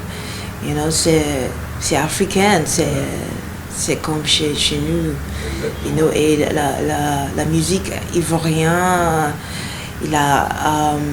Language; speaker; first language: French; non-native, learner; Yoruba